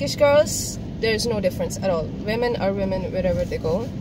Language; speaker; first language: English; non-native, local second language; Urdu